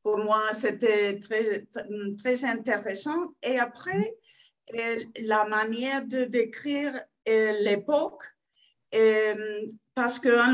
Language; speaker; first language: French; non-native, fluent; Spanish